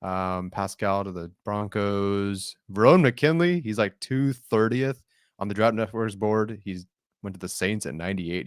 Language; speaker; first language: English; native; English